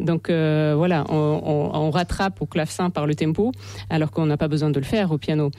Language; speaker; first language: French; non-native, fluent; Russian